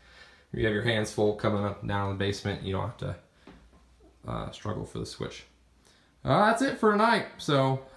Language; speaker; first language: English; native; English